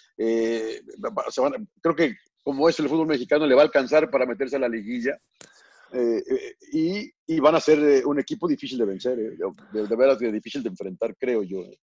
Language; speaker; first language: Spanish; native; Spanish